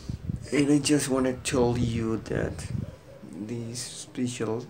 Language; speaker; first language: English; non-native, learner; Spanish